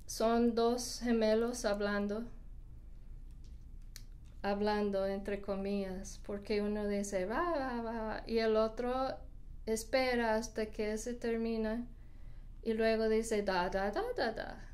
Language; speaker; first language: Spanish; non-native, fluent; English